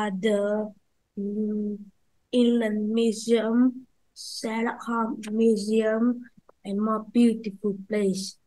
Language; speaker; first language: English; non-native, learner; Vietnamese